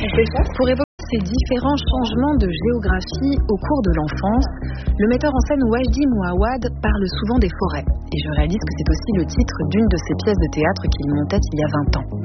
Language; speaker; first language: French; native; French